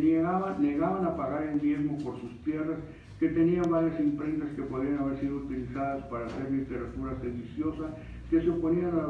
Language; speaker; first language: Spanish; native; Spanish